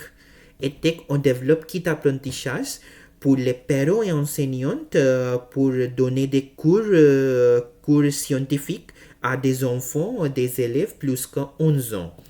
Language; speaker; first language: French; non-native, learner; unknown